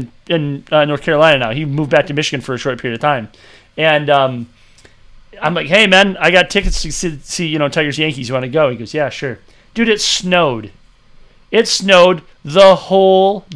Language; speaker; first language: English; native; English